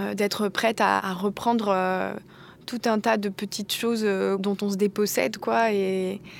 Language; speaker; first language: French; native; French